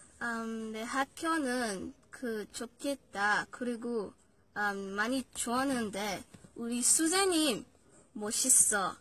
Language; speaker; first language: Korean; non-native, learner; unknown